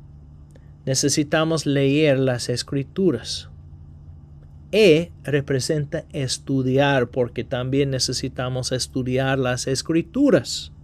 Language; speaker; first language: Spanish; non-native, fluent; English